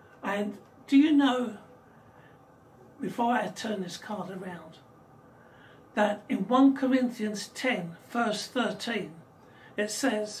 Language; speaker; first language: English; native; English